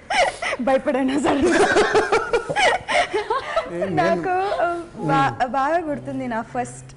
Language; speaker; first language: Telugu; non-native, fluent; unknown